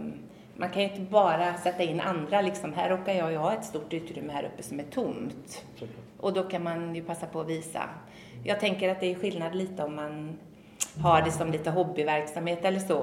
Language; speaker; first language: Swedish; native; Swedish